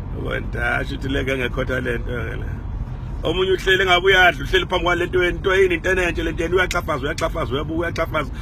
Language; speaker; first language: Zulu; native; Zulu